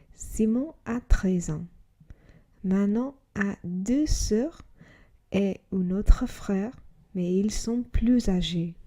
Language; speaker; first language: French; non-native, learner; English